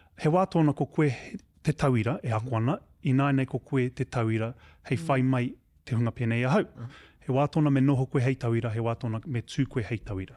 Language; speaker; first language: Māori; non-native, local second language; English